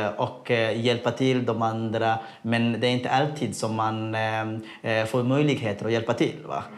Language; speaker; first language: Swedish; non-native, fluent; Somali